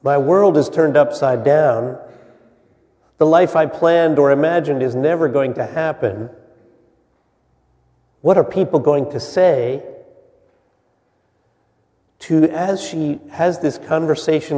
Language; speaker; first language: English; native; English